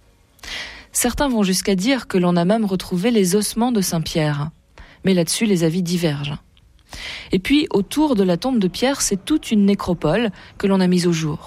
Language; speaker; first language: French; native; French